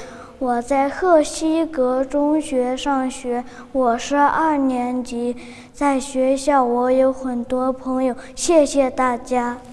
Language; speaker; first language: Chinese; non-native, learner; Mongolian